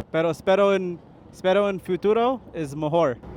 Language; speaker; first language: Spanish; non-native, learner; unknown